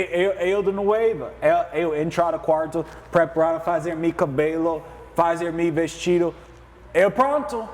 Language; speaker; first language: Portuguese; non-native, learner; English